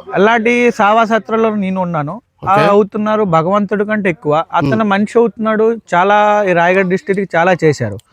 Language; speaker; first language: Telugu; non-native, local second language; Odia